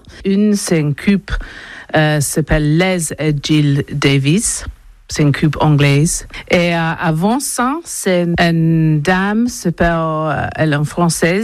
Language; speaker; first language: French; non-native, learner; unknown